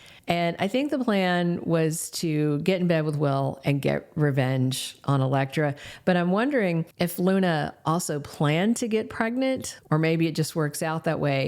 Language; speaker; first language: English; native; English